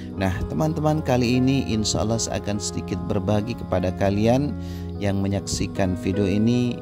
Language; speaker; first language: Indonesian; non-native, local second language; Madurese